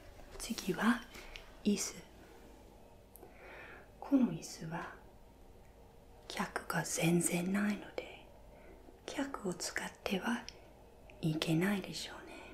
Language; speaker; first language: Japanese; non-native, fluent; English